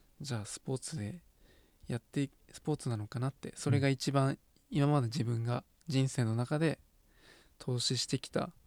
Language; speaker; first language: Japanese; native; Japanese